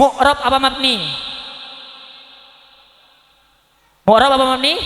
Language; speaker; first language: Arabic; non-native, fluent; Indonesian